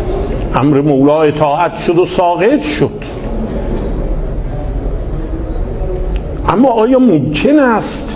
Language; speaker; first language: Persian; native; Persian